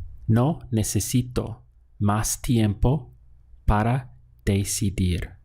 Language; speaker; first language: Spanish; non-native, fluent; English